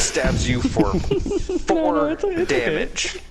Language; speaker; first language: English; native; English